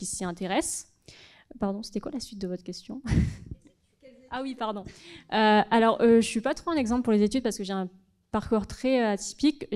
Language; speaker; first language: French; native; French